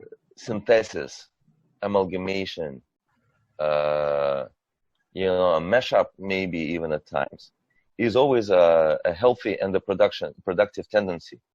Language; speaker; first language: English; non-native, fluent; Russian